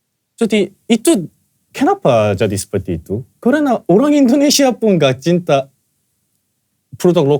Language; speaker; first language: Indonesian; non-native, fluent; Korean